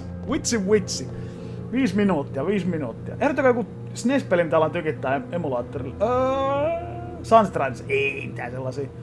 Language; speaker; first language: Finnish; native; Finnish